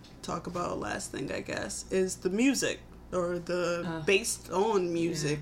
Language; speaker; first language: English; native; English